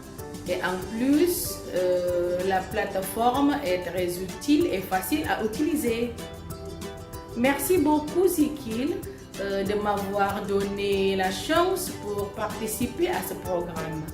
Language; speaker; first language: French; non-native, fluent; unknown